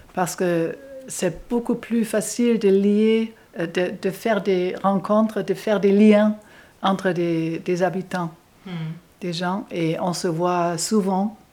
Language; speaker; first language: French; non-native, fluent; German